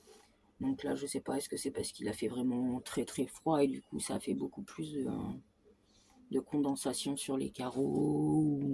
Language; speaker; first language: French; native; French